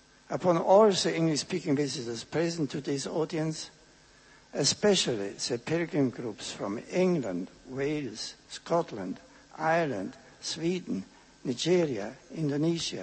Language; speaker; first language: English; non-native, fluent; German